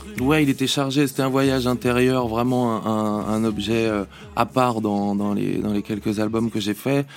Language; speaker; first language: French; native; French